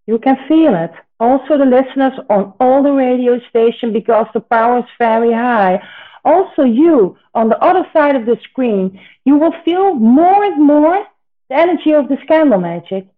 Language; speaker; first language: English; non-native, fluent; Dutch